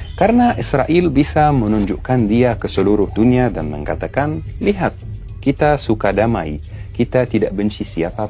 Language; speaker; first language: Indonesian; non-native, fluent; Arabic